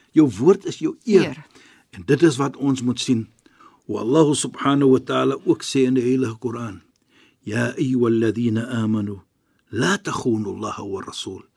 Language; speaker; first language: Afrikaans; non-native, fluent; Arabic